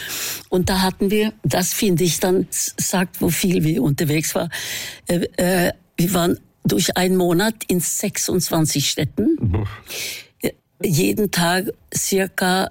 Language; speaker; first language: German; non-native, fluent; Norwegian